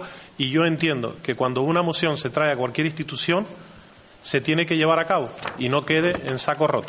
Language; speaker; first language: Spanish; native; Spanish